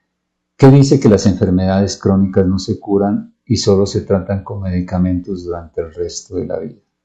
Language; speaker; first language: Spanish; native; Spanish